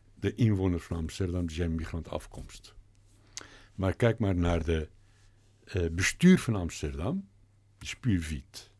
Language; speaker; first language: Dutch; non-native, learner; Turkish